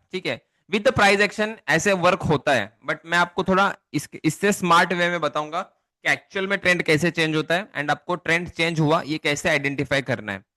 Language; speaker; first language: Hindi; non-native, local second language; Marathi